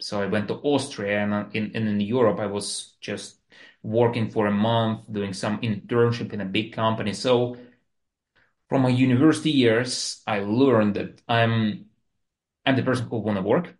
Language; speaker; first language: English; non-native, fluent; Russian